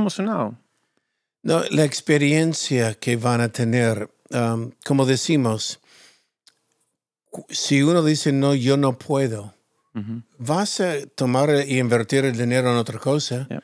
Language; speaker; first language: Spanish; non-native, fluent; English